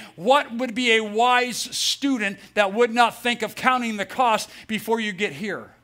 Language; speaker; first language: English; native; English